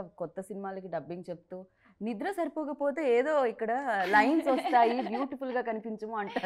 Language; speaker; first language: Telugu; native; Telugu